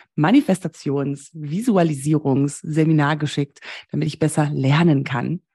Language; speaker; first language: German; early bilingual, heritage; German